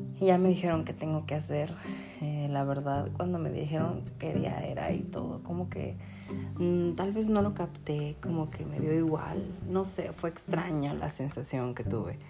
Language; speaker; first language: Spanish; native; Spanish